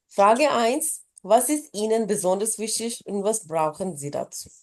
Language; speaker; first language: German; non-native, fluent; Urdu